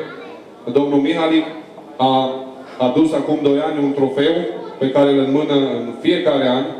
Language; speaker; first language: Romanian; native; Romanian